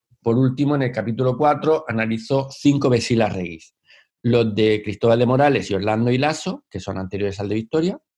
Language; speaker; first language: Spanish; native; Spanish